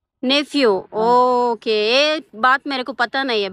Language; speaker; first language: Hindi; non-native, local second language; Telugu